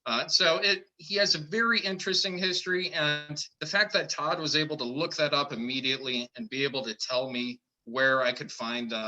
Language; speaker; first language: English; native; English